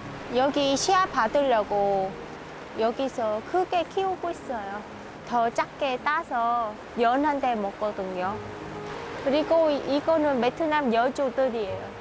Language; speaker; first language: Korean; non-native, learner; Vietnamese